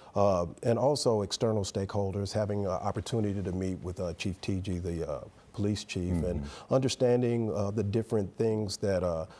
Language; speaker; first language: English; native; English